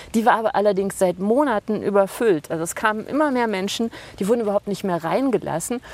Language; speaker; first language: German; native; German